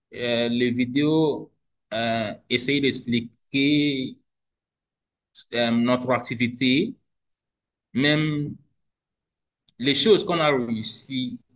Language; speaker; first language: French; non-native, learner; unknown